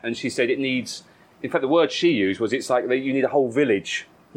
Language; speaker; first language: English; native; English